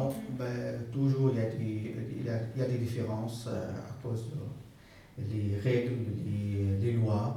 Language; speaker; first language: French; non-native, fluent; Arabic